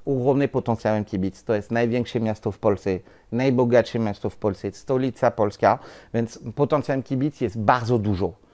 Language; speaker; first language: Polish; non-native, learner; French